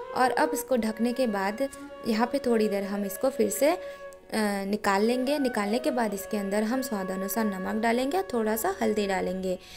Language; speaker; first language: Hindi; non-native, local second language; Bangla